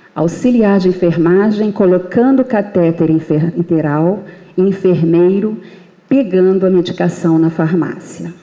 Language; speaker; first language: Portuguese; native; Portuguese